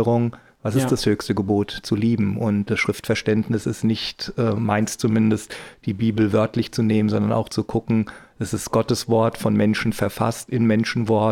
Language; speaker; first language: German; native; German